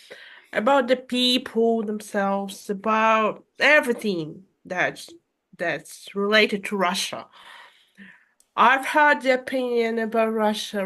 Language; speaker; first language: English; non-native, fluent; Russian